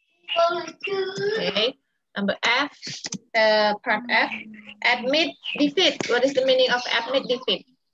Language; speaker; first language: English; non-native, fluent; Balinese